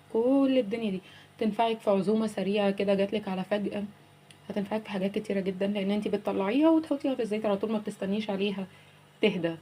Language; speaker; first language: Arabic; native; Arabic